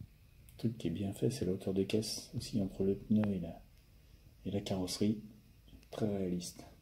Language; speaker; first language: French; native; French